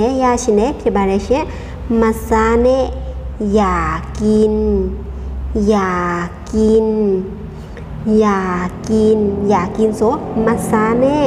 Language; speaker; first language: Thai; non-native, fluent; Burmese